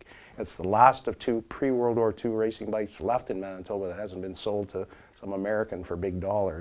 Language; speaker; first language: English; native; English